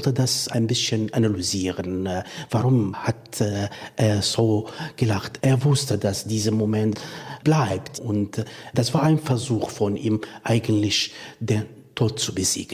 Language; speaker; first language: German; non-native, fluent; Kurdish